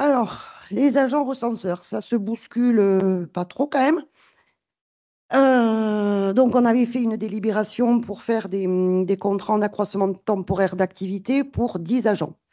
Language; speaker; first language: French; native; French